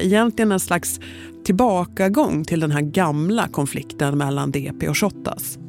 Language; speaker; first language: Swedish; native; Swedish